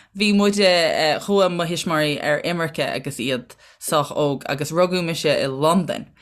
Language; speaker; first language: Irish; native; Irish